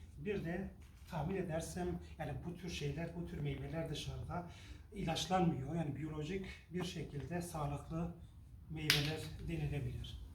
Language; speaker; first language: Turkish; non-native, local second language; Kurdish